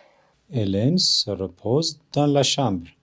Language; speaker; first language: French; non-native, learner; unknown